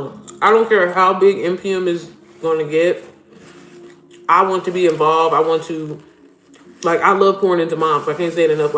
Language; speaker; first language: English; native; English